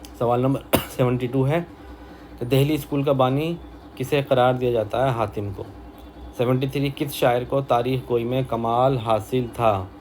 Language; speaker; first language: Urdu; native; Urdu